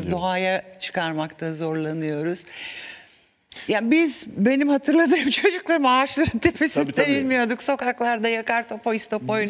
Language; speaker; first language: Turkish; native; Turkish